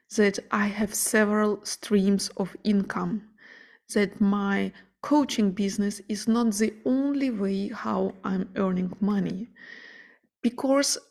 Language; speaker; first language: English; non-native, fluent; Ukrainian